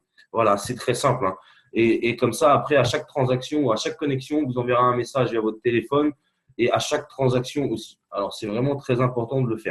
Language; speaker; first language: French; native; French